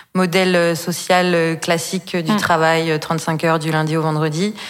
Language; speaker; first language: French; native; French